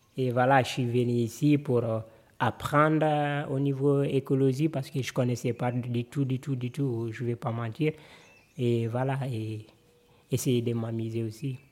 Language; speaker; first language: French; non-native, local second language; Fula